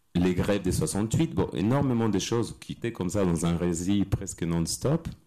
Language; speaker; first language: French; non-native, fluent; Spanish